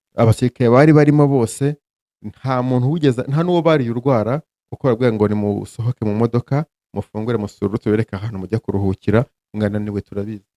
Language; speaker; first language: Kinyarwanda; native; Kinyarwanda